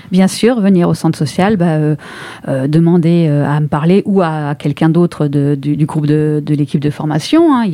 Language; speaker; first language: French; native; French